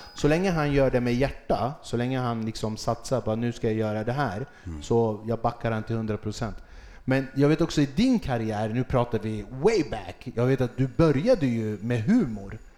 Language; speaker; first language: Swedish; early bilingual, other home language; Kurdish